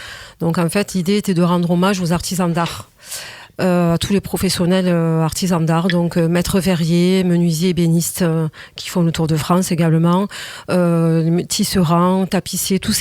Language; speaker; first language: French; native; French